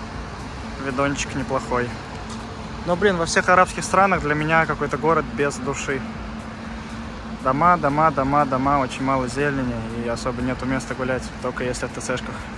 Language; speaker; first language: Russian; native; Russian